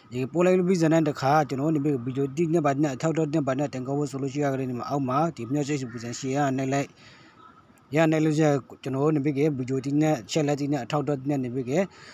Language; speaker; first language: Burmese; native; Burmese